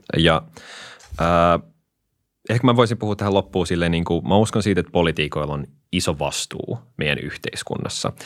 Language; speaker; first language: Finnish; native; Finnish